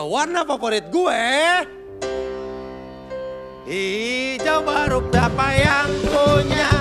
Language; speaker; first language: Indonesian; native; Indonesian